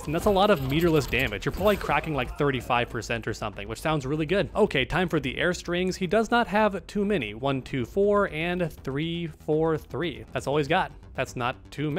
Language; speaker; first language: English; native; English